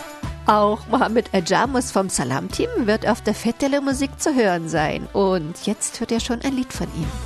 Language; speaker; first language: German; native; German